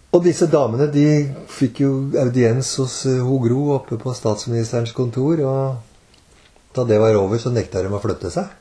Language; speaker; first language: Norwegian; native; Norwegian